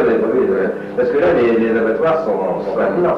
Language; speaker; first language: French; native; French